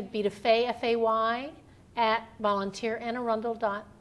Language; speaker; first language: English; native; English